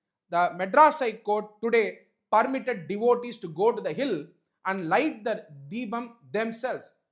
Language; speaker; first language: English; non-native, local second language; Tamil